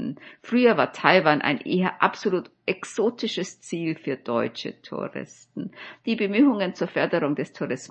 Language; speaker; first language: German; native; German